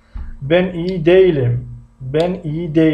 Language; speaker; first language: Turkish; non-native, fluent; Tajik